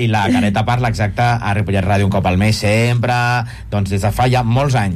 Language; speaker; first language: Catalan; native; Catalan